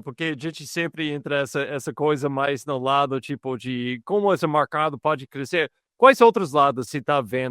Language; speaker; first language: Portuguese; non-native, fluent; English